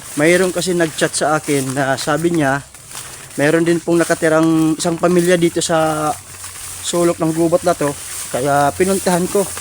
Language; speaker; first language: Filipino; non-native, local second language; Waray